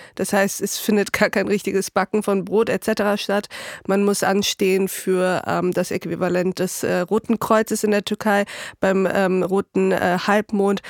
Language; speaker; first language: German; early bilingual, other home language; Turkish